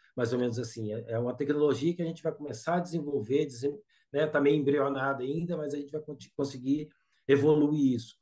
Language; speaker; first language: Portuguese; native; Portuguese